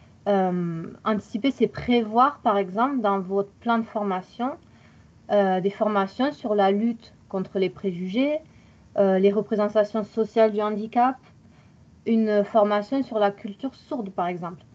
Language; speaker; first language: French; native; French